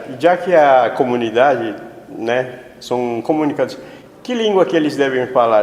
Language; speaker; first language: Portuguese; non-native, fluent; Spanish